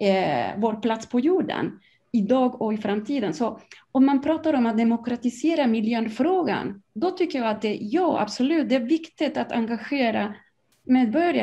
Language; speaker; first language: Swedish; non-native, fluent; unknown